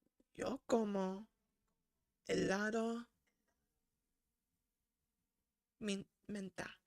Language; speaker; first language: Spanish; non-native, learner; English